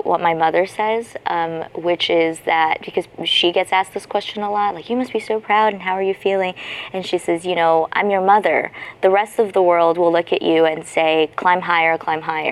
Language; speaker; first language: English; native; English